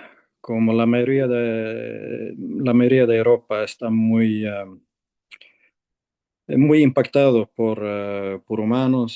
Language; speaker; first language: Spanish; non-native, fluent; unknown